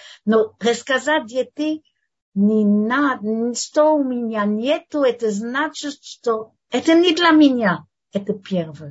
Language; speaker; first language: Russian; non-native, fluent; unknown